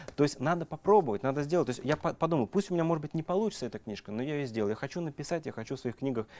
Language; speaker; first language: Russian; native; Russian